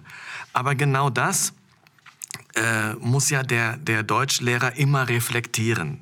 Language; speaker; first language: German; non-native, fluent; French